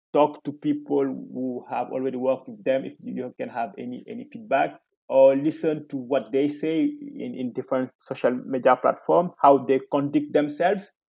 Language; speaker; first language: English; non-native, fluent; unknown